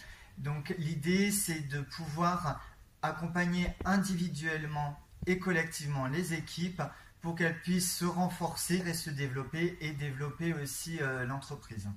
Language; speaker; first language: French; native; French